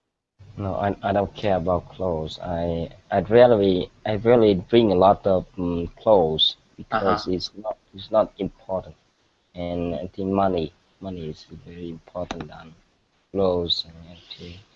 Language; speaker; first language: English; non-native, learner; Vietnamese